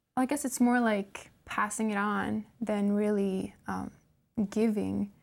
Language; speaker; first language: English; non-native, fluent; Norwegian